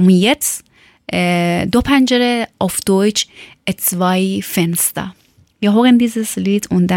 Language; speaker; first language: German; non-native, learner; Persian